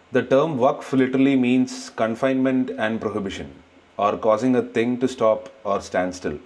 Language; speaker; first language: English; non-native, local second language; Malayalam